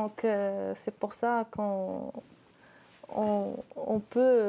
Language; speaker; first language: French; non-native, local second language; Arabic